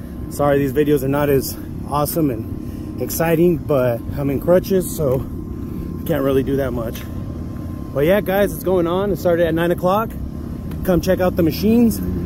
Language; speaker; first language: English; early bilingual, other home language; Spanish